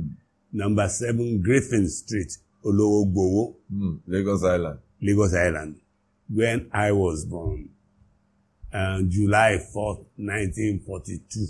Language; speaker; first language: English; non-native, local second language; Yoruba